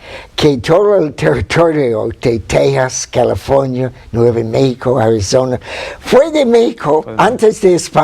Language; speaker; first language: Spanish; non-native, fluent; English